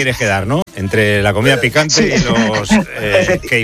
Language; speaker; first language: Spanish; native; Spanish